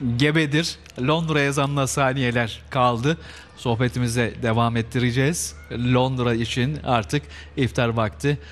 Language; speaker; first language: Turkish; native; Turkish